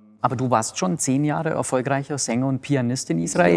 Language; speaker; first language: German; native; German